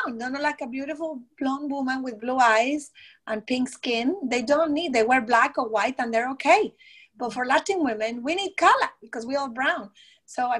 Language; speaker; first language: English; non-native, fluent; Spanish